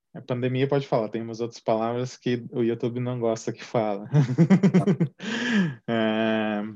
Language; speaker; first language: Portuguese; native; Portuguese